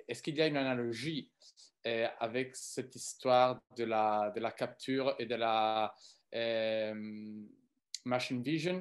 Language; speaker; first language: French; non-native, fluent; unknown